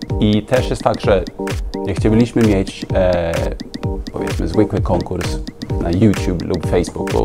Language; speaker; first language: Polish; non-native, learner; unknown